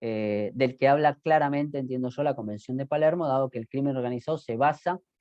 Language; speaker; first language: Spanish; native; Spanish